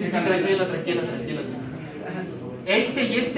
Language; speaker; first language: Spanish; native; Spanish